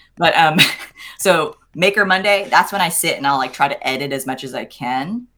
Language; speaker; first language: English; native; English